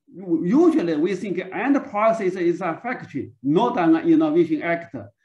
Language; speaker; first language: English; non-native, learner; Chinese